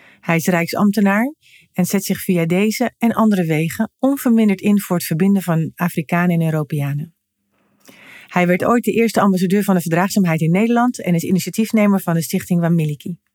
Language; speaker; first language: Dutch; native; Dutch